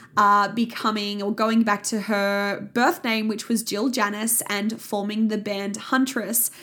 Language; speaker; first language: English; native; English